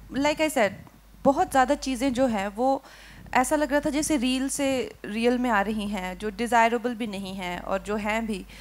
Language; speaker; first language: Hindi; native; Hindi